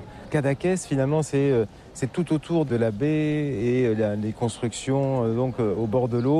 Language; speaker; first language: French; native; French